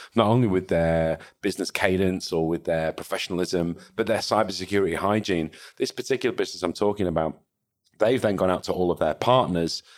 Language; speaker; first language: English; native; English